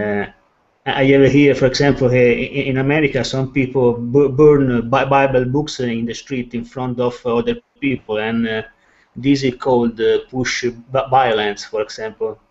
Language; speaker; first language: English; non-native, learner; Italian